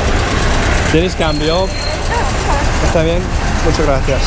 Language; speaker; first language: Spanish; non-native, fluent; English